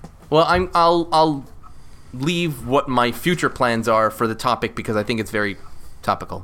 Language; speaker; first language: English; native; English